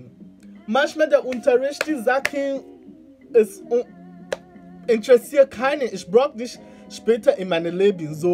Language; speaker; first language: German; non-native, learner; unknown